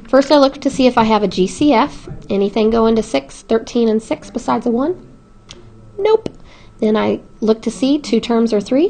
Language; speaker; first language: English; native; English